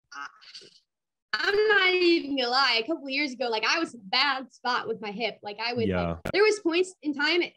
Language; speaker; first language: English; native; English